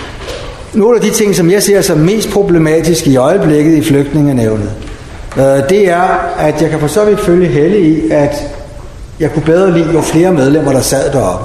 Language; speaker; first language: Danish; native; Danish